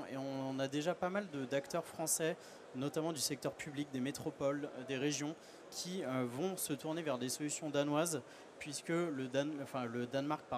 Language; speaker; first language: French; native; French